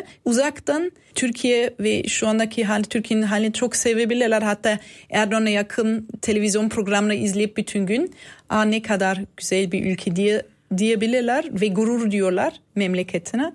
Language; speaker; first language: Turkish; non-native, fluent; German